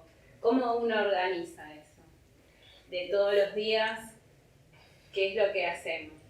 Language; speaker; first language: Spanish; native; Spanish